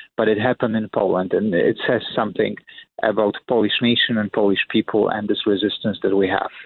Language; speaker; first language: English; non-native, fluent; Polish